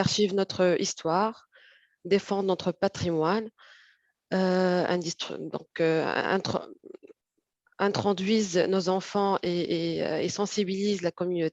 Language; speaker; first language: French; non-native, fluent; Arabic